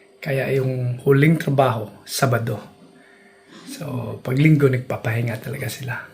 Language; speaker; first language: Filipino; native; Filipino